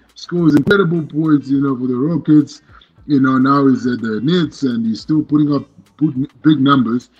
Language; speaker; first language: English; non-native, local second language; Shona